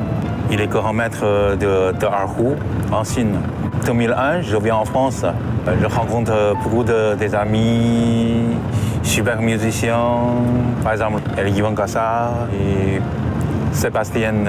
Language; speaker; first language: French; non-native, learner; Chinese